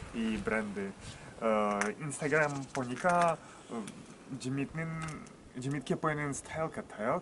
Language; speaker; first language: Korean; non-native, learner; Russian